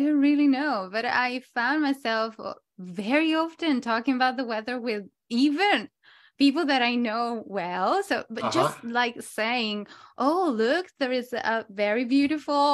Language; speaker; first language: English; non-native, fluent; Italian